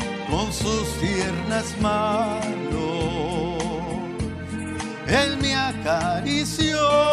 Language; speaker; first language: Spanish; early bilingual, heritage; Spanish